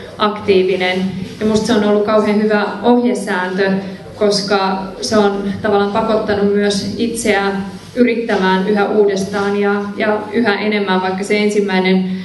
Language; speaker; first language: Finnish; early bilingual, other home language; Persian